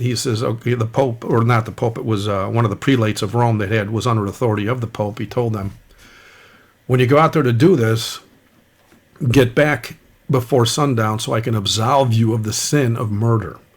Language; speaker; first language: English; native; English